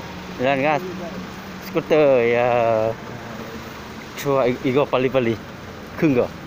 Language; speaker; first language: Korean; non-native, learner; Indonesian